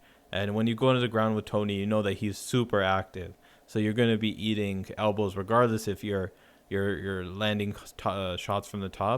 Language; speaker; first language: English; native; English